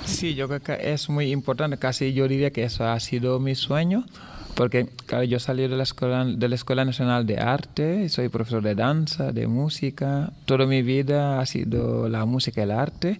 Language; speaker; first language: Spanish; non-native, fluent; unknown